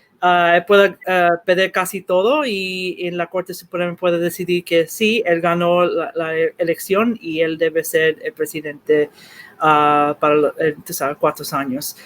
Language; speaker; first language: Spanish; early bilingual, heritage; Spanish